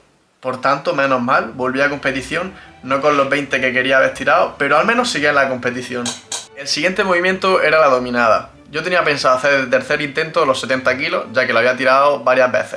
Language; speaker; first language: Spanish; native; Spanish